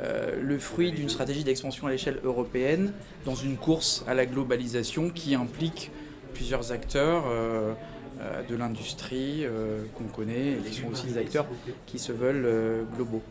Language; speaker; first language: French; native; French